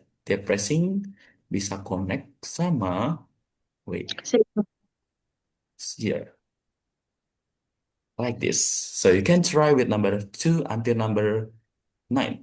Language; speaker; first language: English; non-native, fluent; Indonesian